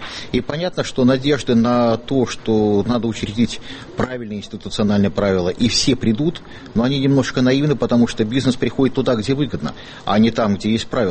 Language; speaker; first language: Russian; native; Russian